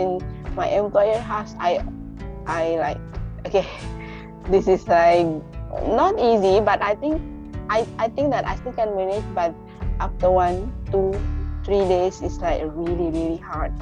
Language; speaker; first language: English; non-native, local second language; Indonesian